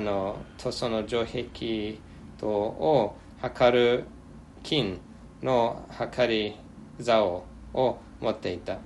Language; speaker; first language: Japanese; non-native, fluent; English